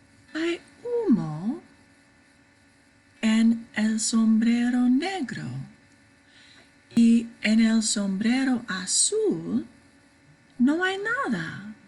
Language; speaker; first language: Spanish; non-native, fluent; English